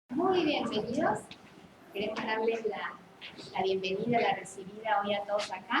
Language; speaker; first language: Spanish; native; Spanish